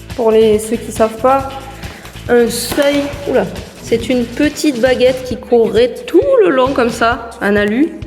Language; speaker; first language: French; native; French